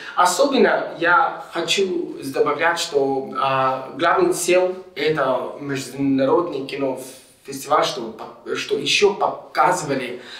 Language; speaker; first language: Russian; non-native, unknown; English